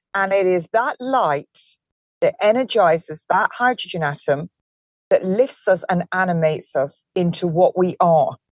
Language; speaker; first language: English; native; English